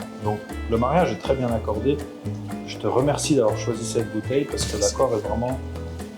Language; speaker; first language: French; native; French